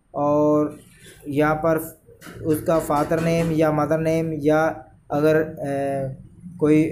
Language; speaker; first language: Hindi; native; Hindi